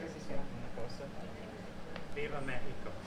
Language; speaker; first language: Spanish; non-native, fluent; English